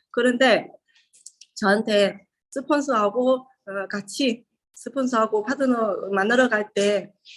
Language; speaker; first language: Korean; non-native, learner; Vietnamese